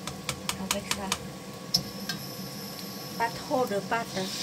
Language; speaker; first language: French; non-native, fluent; Vietnamese